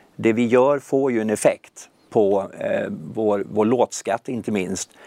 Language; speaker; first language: Swedish; native; Swedish